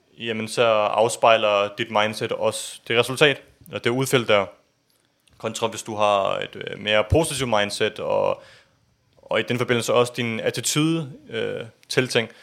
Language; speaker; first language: Danish; early bilingual, other home language; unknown